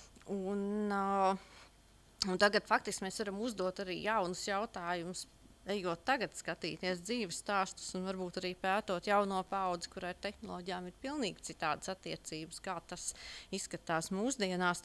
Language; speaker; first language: Latvian; native; Latvian